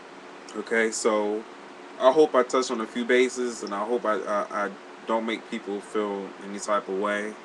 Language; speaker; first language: English; native; English